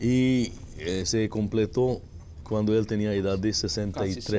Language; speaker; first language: Spanish; non-native, fluent; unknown